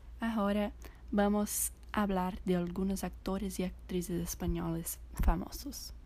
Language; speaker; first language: Spanish; non-native, fluent; Portuguese